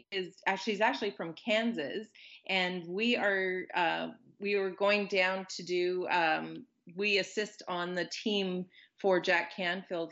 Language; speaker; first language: English; native; English